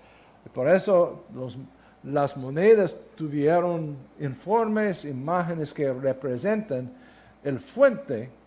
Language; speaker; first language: Spanish; non-native, learner; English